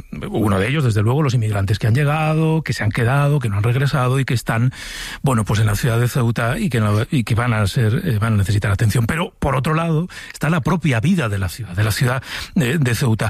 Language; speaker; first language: Spanish; native; Spanish